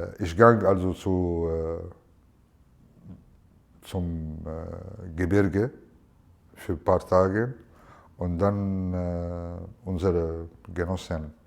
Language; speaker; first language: German; non-native, fluent; Arabic